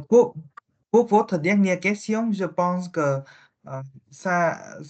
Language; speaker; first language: French; non-native, learner; Vietnamese